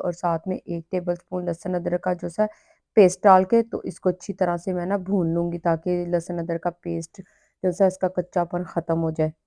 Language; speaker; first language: Urdu; native; Urdu